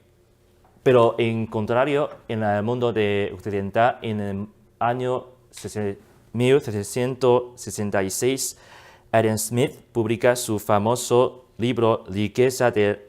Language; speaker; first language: Spanish; non-native, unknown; Chinese